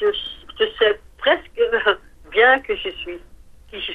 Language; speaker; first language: French; non-native, fluent; Dutch